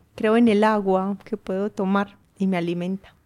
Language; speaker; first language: Spanish; native; Spanish